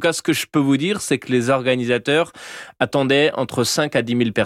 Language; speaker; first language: French; native; French